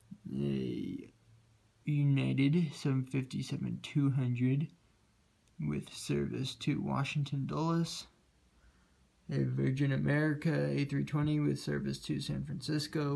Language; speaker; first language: English; native; English